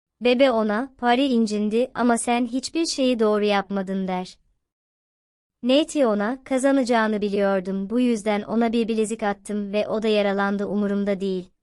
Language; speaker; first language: Turkish; native; Turkish